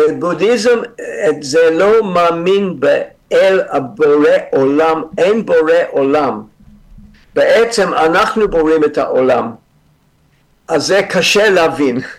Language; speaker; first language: Hebrew; non-native, fluent; English